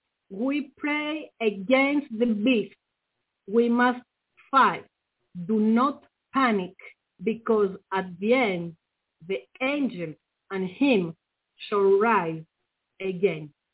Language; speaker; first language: English; non-native, fluent; Greek